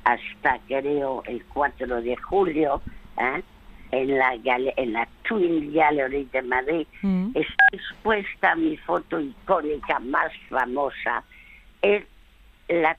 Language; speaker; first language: Spanish; early bilingual, other home language; French